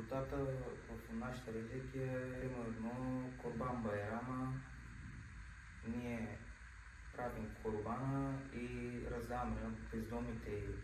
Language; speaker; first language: Bulgarian; non-native, local second language; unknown